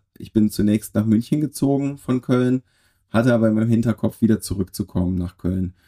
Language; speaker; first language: German; native; German